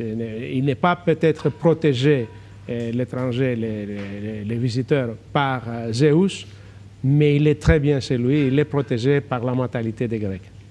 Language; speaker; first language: French; non-native, fluent; Greek